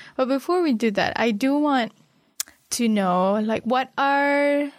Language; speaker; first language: English; non-native, local second language; Malay